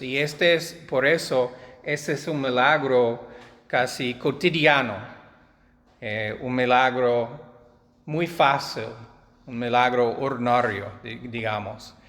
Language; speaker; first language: Spanish; non-native, fluent; English